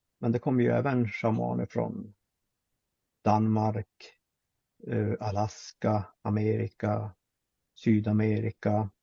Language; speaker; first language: Swedish; native; Swedish